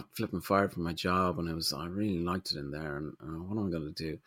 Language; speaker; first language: English; native; English